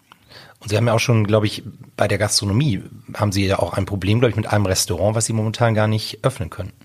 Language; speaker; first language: German; native; German